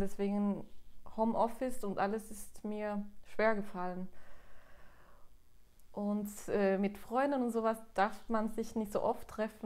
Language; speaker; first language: German; non-native, fluent; Spanish